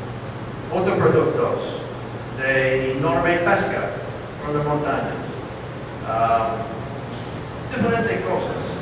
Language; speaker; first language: Spanish; non-native, learner; English